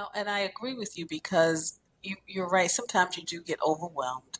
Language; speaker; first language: English; native; English